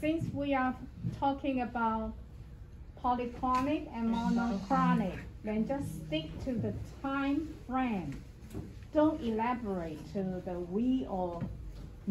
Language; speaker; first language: English; non-native, fluent; Chinese